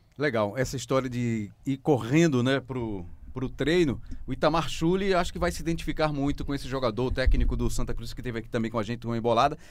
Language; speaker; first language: Portuguese; native; Portuguese